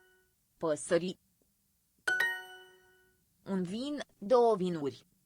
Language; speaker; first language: Romanian; non-native, learner; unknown